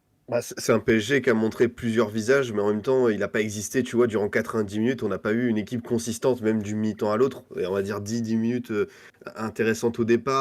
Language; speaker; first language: French; native; French